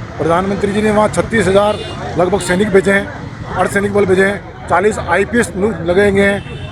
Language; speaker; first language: Hindi; native; Hindi